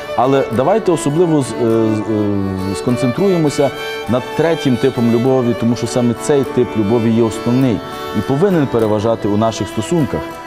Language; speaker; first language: Ukrainian; native; Ukrainian